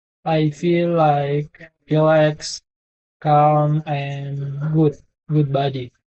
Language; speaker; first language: English; non-native, learner; Indonesian